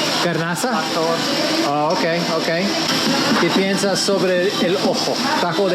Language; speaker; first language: Spanish; non-native, learner; English